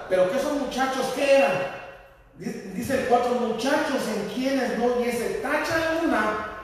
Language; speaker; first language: Spanish; native; Spanish